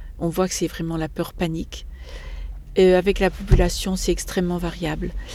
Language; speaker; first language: French; native; French